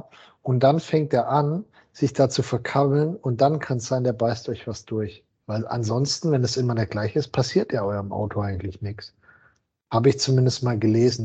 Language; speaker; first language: German; native; German